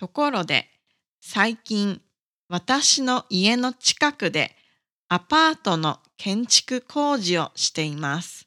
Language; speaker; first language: Japanese; native; Japanese